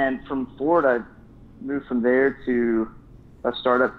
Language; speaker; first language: English; native; English